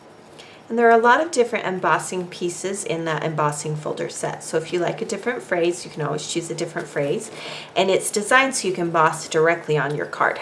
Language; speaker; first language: English; native; English